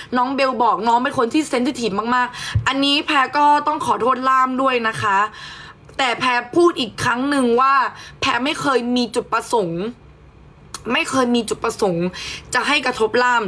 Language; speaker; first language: Thai; native; Thai